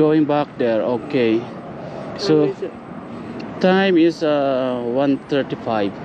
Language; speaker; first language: English; non-native, learner; Filipino